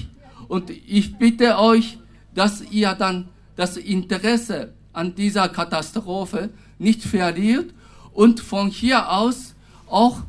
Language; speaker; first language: German; non-native, fluent; Japanese